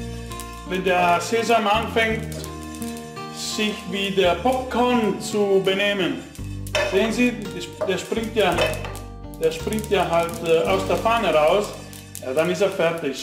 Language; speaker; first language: German; non-native, fluent; Italian